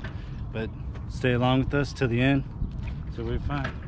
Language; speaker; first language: English; native; English